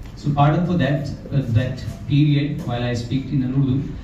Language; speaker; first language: English; non-native, local second language; Urdu